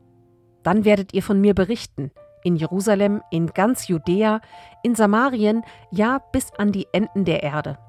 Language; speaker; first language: German; native; German